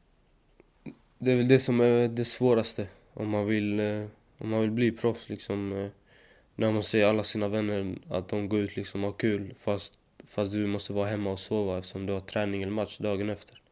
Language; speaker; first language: Swedish; native; Swedish